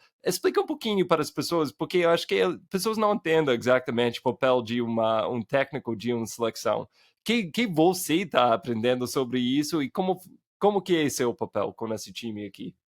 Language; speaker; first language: Portuguese; non-native, fluent; English